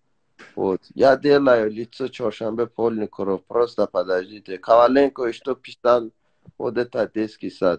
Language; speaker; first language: Russian; non-native, learner; Persian